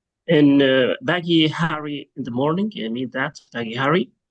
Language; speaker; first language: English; non-native, fluent; Arabic